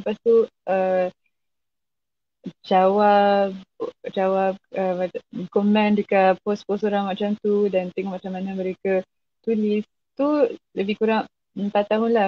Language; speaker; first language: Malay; non-native, fluent; French